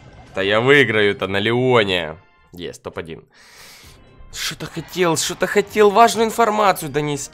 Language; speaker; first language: Russian; native; Russian